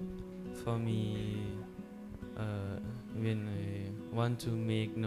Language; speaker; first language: English; non-native, learner; Thai